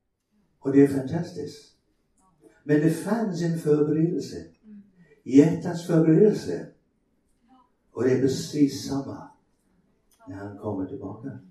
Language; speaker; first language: Swedish; non-native, fluent; English